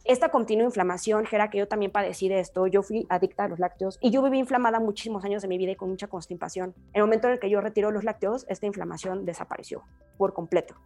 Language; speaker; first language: Spanish; native; Spanish